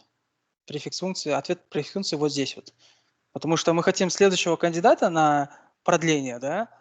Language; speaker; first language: Russian; native; Russian